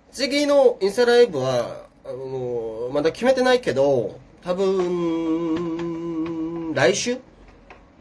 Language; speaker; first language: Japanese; non-native, fluent; Korean